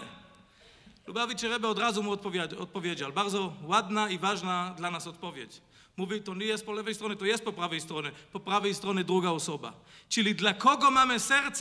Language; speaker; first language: Polish; non-native, learner; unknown